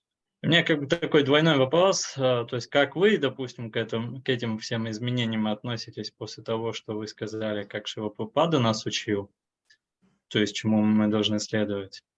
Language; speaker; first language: Russian; native; Russian